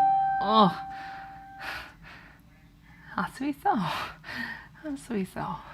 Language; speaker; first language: Korean; non-native, learner; English